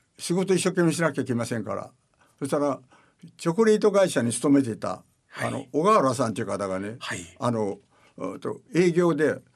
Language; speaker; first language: Japanese; native; Japanese